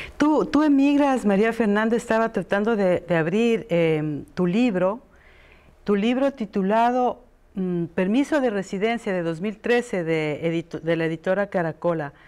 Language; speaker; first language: Spanish; native; Spanish